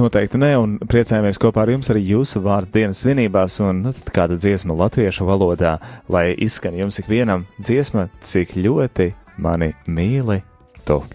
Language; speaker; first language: Latvian; native; Latvian